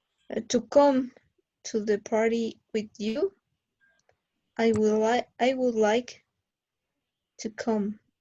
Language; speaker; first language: English; non-native, learner; Spanish